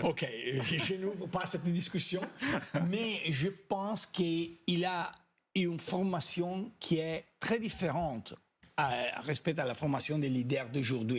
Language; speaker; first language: French; non-native, fluent; Italian